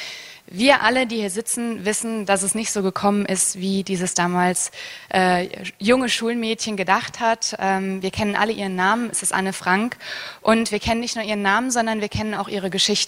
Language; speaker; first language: German; native; German